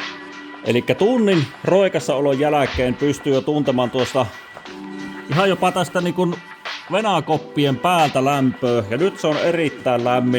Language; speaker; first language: Finnish; native; Finnish